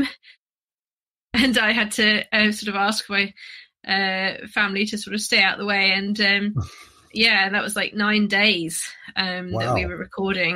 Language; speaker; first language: English; native; English